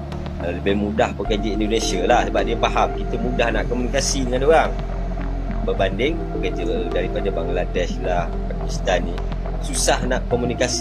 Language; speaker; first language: Malay; native; Malay